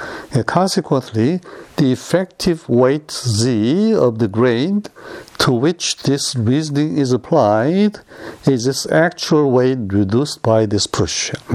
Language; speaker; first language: English; non-native, fluent; Korean